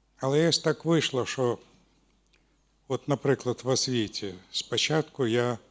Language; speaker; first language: Ukrainian; non-native, local second language; Russian